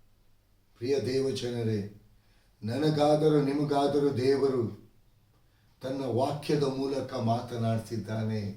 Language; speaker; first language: Kannada; native; Kannada